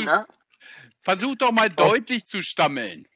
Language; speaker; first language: German; native; German